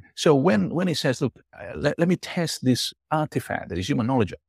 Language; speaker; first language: English; non-native, fluent; Italian